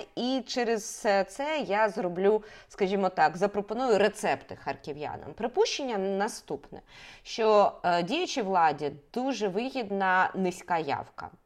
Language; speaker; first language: Ukrainian; native; Ukrainian